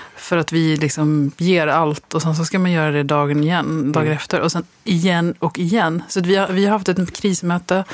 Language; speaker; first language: Swedish; native; Swedish